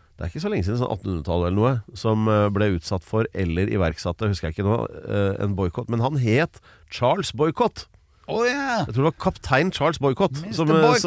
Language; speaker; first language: Norwegian; native; Norwegian